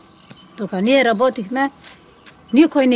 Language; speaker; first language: Bulgarian; non-native, local second language; Turkish